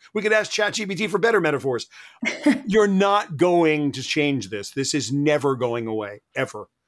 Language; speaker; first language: English; native; English